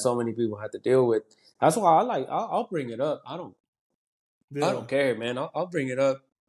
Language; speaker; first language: English; early bilingual, other home language; Spanish